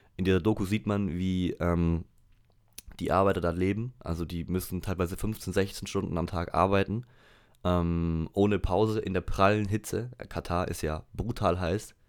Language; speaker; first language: German; native; German